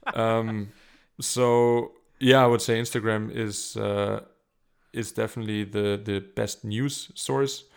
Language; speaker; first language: English; non-native, fluent; German